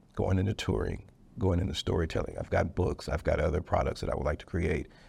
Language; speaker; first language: English; native; English